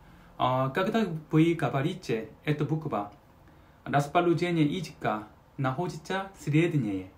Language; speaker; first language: Russian; non-native, learner; Korean